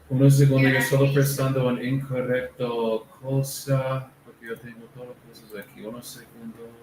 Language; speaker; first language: Spanish; non-native, learner; English